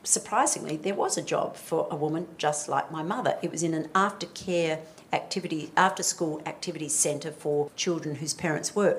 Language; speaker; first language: English; native; English